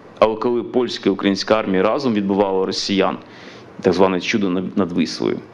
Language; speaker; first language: Ukrainian; native; Ukrainian